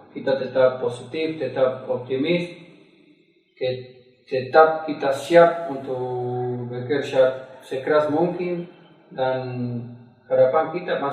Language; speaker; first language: Indonesian; non-native, fluent; Spanish